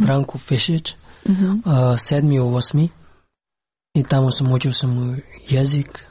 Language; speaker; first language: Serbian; non-native, learner; Pashto